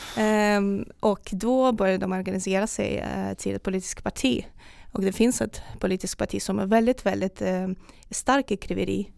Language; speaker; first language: Swedish; non-native, fluent; Russian